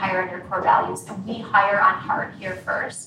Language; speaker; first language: English; native; English